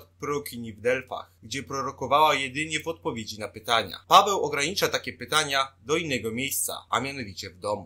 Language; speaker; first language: Polish; native; Polish